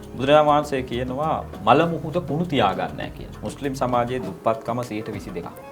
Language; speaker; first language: Sinhala; non-native, local second language; Tamil